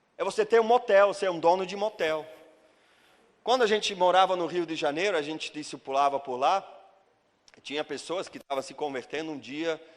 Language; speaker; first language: Portuguese; non-native, fluent; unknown